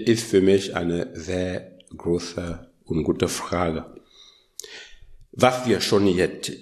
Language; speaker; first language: German; non-native, learner; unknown